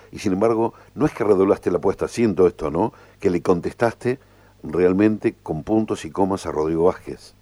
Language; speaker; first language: Spanish; native; Spanish